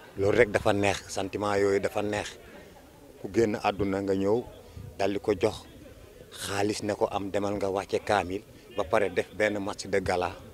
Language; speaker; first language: Wolof; native; Wolof